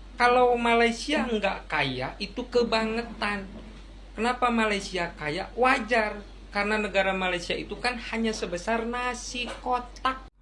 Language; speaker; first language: Indonesian; native; Indonesian